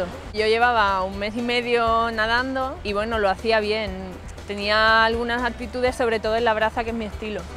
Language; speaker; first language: Spanish; native; Spanish